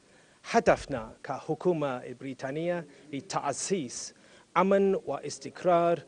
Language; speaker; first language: Arabic; non-native, learner; English